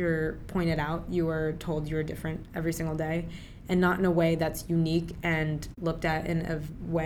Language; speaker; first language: English; early bilingual, other home language; Urdu